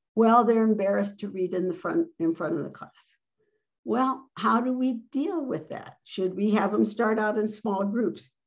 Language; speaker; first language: English; early bilingual, other home language; Spanish